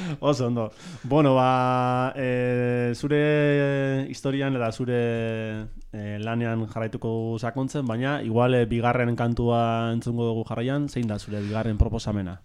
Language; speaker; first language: Basque; native; Basque